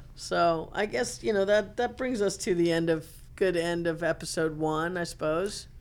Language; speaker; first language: English; native; English